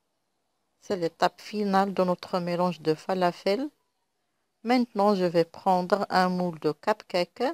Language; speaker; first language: French; non-native, local second language; Arabic